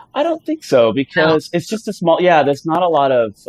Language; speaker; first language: English; early bilingual, other home language; Italian